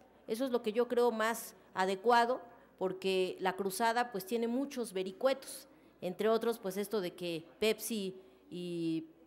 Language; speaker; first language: Spanish; native; Spanish